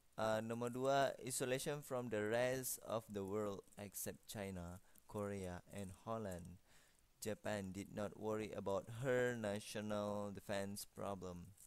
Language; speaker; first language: English; non-native, fluent; Indonesian